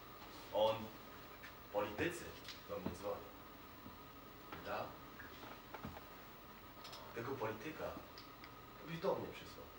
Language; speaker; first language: Polish; non-native, fluent; Kurdish